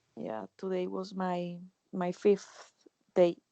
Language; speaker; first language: English; non-native, learner; Spanish